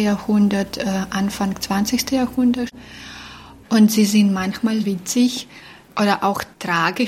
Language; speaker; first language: German; non-native, fluent; Belarusian